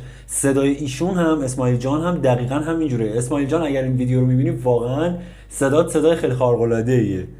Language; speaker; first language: Persian; native; Persian